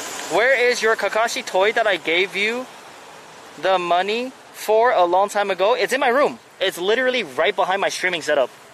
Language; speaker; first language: English; early bilingual, other home language; Chinese